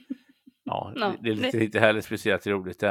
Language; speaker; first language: Swedish; native; Swedish